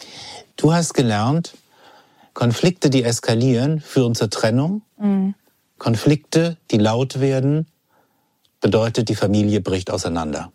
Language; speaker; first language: German; native; German